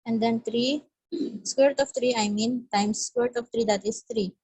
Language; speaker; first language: English; non-native, local second language; Filipino